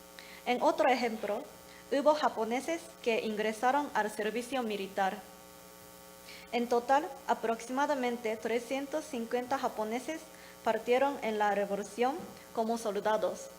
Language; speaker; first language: Spanish; non-native, learner; Japanese